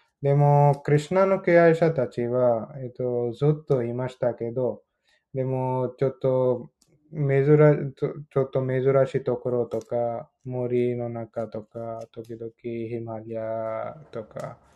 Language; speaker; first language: Japanese; non-native, learner; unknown